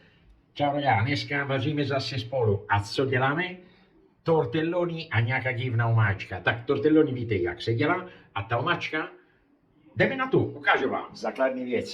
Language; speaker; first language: Czech; non-native, learner; Italian